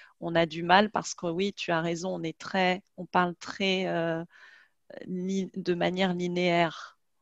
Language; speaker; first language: French; native; French